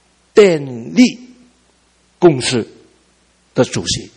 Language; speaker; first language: Chinese; early bilingual, heritage; Cantonese